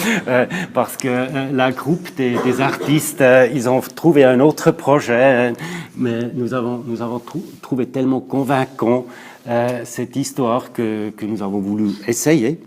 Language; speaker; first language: French; non-native, local second language; German